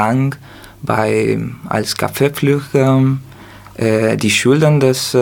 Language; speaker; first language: German; non-native, learner; Spanish